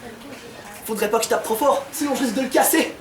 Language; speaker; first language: French; native; French